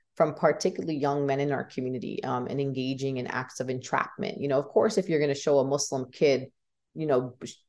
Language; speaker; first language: English; native; English